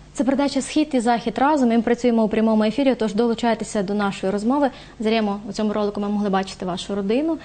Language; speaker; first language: Ukrainian; native; Ukrainian